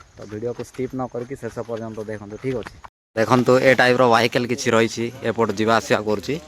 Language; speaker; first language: Odia; native; Odia